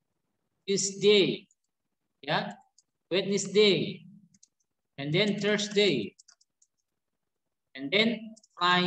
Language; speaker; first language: English; non-native, learner; Indonesian